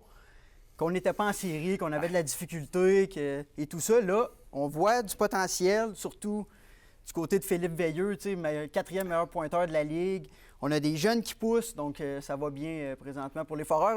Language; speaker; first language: French; native; French